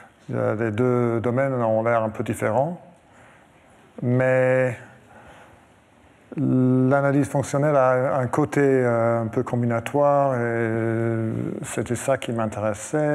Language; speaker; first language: French; non-native, fluent; English